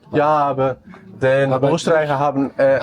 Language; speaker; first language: German; non-native, learner; Dutch